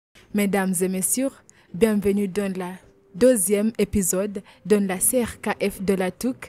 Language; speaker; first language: French; non-native, learner; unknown